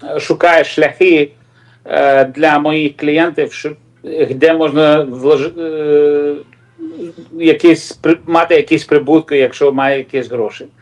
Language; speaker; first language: Ukrainian; non-native, local second language; Russian